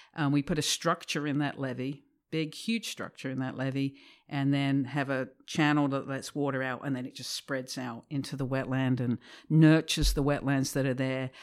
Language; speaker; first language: English; native; English